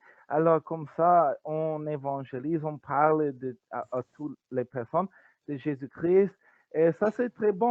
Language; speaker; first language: French; non-native, learner; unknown